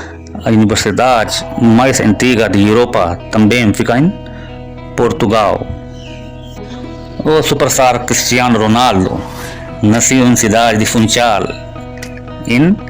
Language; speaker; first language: Portuguese; non-native, learner; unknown